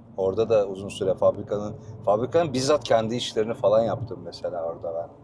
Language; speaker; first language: Turkish; native; Turkish